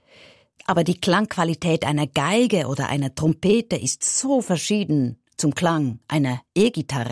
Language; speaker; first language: German; native; German